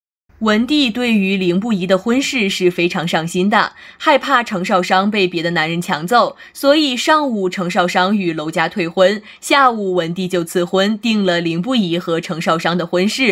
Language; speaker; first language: Chinese; native; Chinese